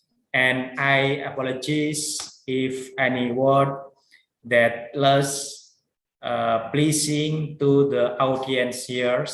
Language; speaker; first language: English; non-native, learner; Indonesian